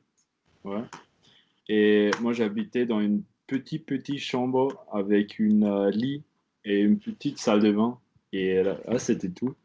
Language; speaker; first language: French; non-native, learner; German